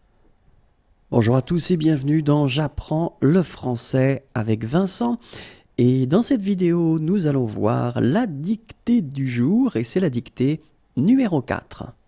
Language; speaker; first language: French; native; French